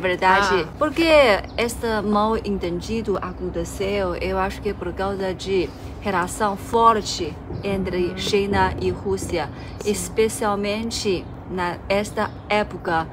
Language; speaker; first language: Portuguese; non-native, fluent; Chinese